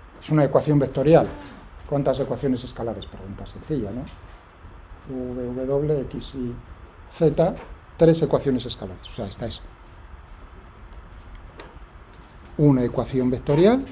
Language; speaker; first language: Spanish; native; Spanish